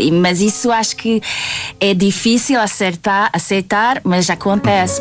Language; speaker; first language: Portuguese; non-native, fluent; Hungarian